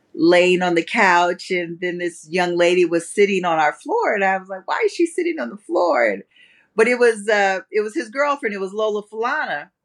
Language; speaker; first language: English; native; English